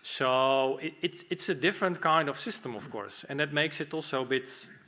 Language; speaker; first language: English; non-native, fluent; Dutch